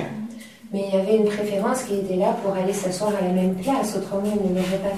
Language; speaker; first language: French; native; French